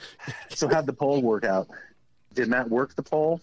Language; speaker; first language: English; native; English